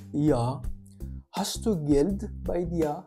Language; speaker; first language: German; non-native, fluent; Persian